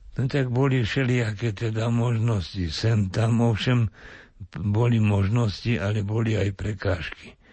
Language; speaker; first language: Slovak; native; Slovak